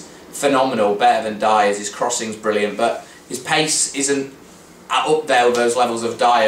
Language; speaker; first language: English; native; English